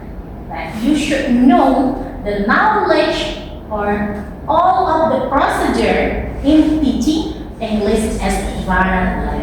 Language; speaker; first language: English; non-native, learner; Indonesian